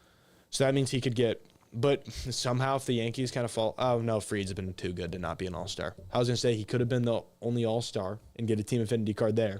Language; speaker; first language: English; native; English